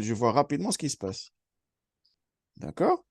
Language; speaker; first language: French; non-native, fluent; Arabic